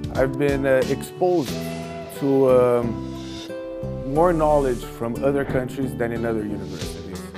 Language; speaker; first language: English; non-native, fluent; Portuguese